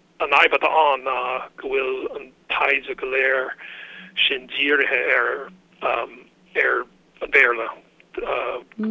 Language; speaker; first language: Irish; non-native, fluent; English